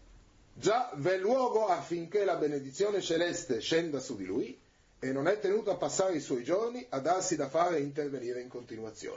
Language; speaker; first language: Italian; native; Italian